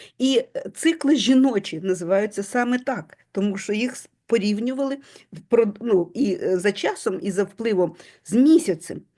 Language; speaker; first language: Ukrainian; non-native, local second language; Russian